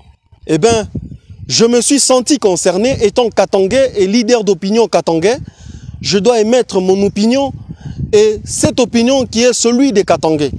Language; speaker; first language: French; non-native, local second language; Swahili